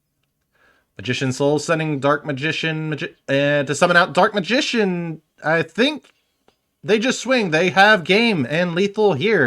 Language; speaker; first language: English; native; English